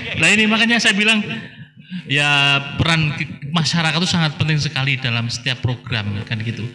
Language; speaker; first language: Indonesian; non-native, local second language; Javanese